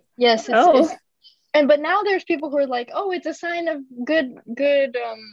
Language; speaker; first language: English; early bilingual, other home language; Japanese